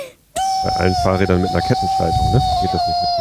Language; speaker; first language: German; native; German